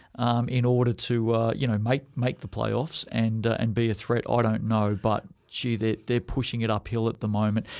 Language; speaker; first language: English; native; English